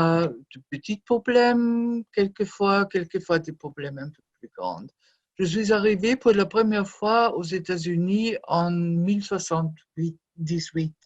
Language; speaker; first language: French; non-native, fluent; German